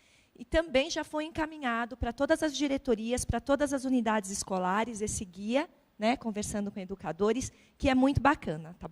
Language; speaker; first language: Portuguese; native; Portuguese